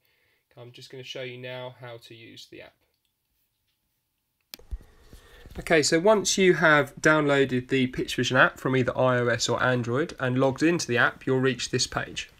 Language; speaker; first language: English; native; English